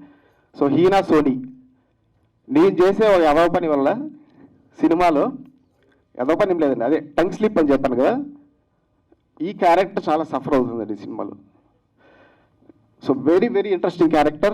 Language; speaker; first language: Telugu; native; Telugu